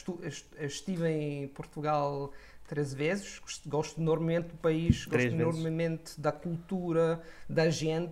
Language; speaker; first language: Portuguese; non-native, learner; Italian